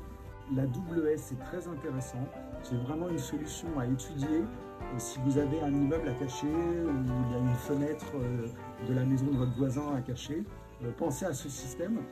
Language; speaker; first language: French; native; French